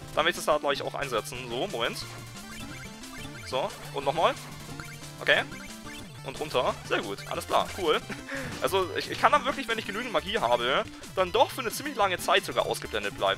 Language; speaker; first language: German; native; German